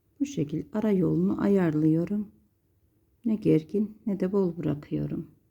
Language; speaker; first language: Turkish; native; Turkish